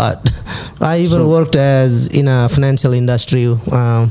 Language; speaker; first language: English; non-native, local second language; Nepali